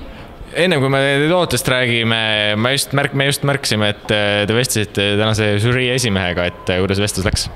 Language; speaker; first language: Estonian; native; Estonian